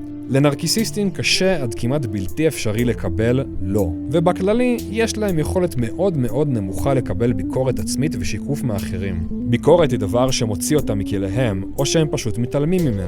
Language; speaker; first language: Hebrew; native; Hebrew